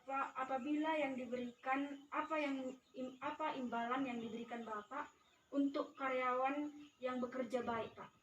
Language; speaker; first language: Indonesian; native; Indonesian